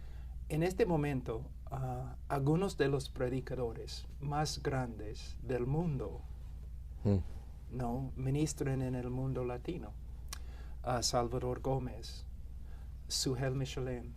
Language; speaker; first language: Spanish; non-native, fluent; English